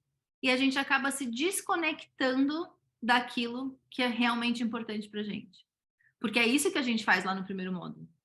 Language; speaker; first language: Portuguese; native; Portuguese